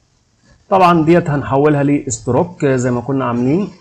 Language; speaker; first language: Arabic; native; Arabic